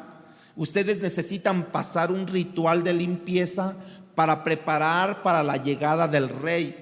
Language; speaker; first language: Spanish; native; Spanish